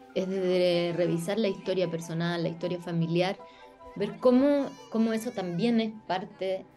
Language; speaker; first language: Spanish; native; Spanish